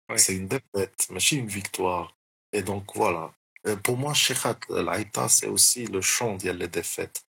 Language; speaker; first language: French; non-native, local second language; Arabic